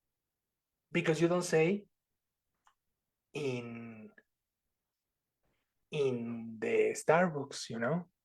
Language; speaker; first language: English; non-native, fluent; Spanish